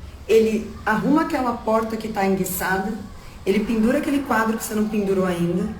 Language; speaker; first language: Portuguese; native; Portuguese